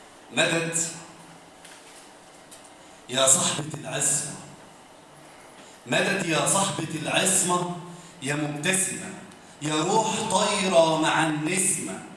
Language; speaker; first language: Arabic; native; Arabic